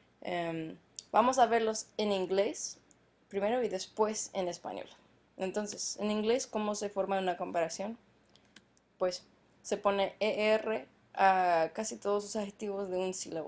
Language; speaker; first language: Spanish; non-native, fluent; English